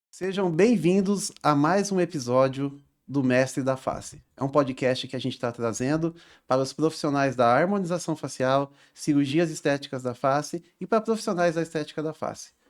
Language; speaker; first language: Portuguese; native; Portuguese